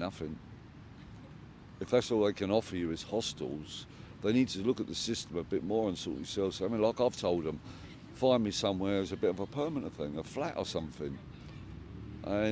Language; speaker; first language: English; native; English